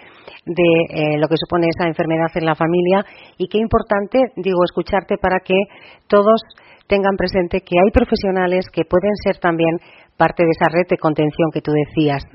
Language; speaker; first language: Spanish; native; Spanish